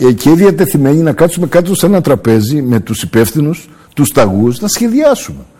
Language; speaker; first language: Greek; early bilingual, heritage; Greek